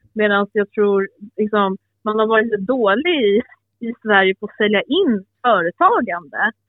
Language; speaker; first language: Swedish; early bilingual, other home language; Albanian